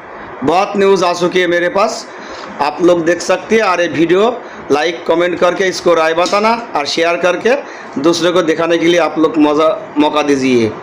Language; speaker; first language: Hindi; non-native, local second language; Bangla